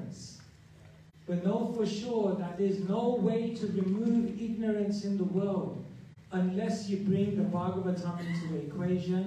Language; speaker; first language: English; native; English